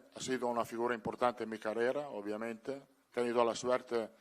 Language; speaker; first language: Spanish; non-native, fluent; Italian